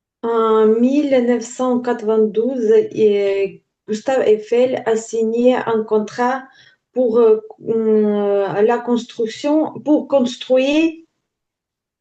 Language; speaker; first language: French; non-native, learner; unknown